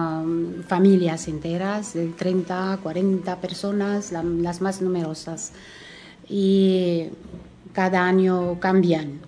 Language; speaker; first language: Spanish; non-native, fluent; Romanian